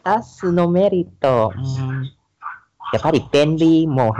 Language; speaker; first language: Japanese; non-native, learner; Chinese